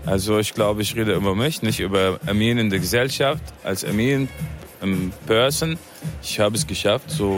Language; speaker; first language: German; non-native, fluent; Arabic